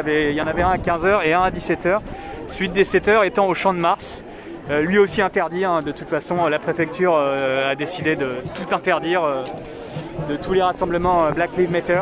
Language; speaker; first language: French; native; French